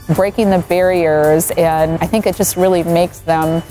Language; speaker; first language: English; native; English